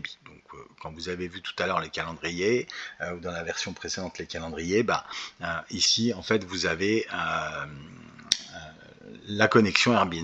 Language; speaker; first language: French; native; French